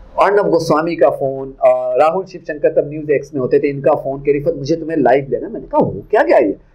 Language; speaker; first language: Hindi; native; Hindi